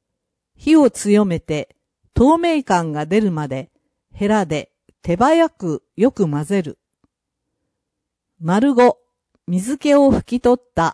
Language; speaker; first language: Japanese; native; Japanese